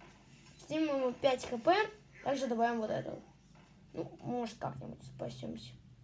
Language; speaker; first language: Russian; native; Russian